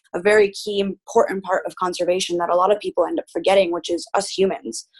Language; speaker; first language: English; early bilingual, other home language; Spanish